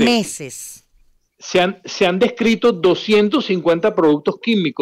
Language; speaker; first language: Spanish; native; Spanish